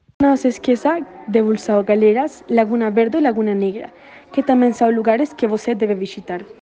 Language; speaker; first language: Portuguese; non-native, learner; Spanish